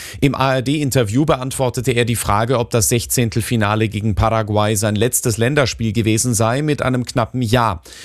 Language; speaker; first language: German; native; German